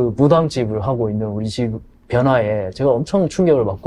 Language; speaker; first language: Korean; native; Korean